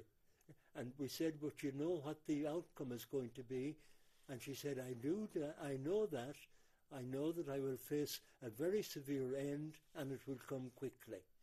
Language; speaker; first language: English; native; English